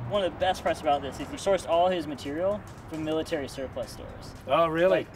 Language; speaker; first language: English; native; English